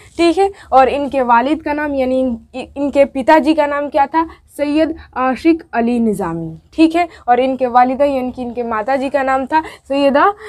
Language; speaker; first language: Hindi; native; Hindi